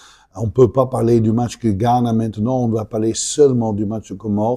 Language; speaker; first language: French; non-native, local second language; Dutch